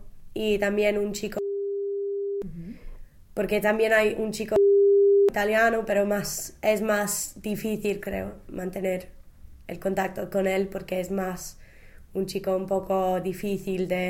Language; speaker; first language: Spanish; non-native, fluent; English